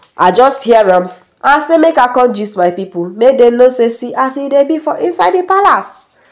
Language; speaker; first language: Nigerian Pidgin; non-native, local second language; Yoruba